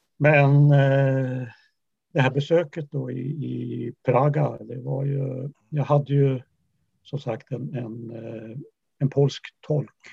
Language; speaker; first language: Swedish; early bilingual, other home language; Yiddish